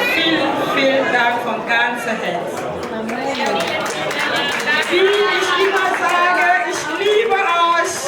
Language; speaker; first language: German; non-native, fluent; French